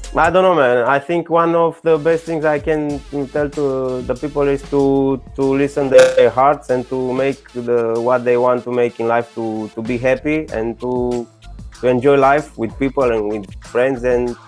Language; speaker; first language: English; non-native, learner; Romanian